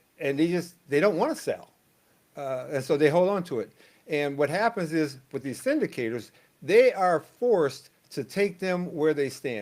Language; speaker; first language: English; native; English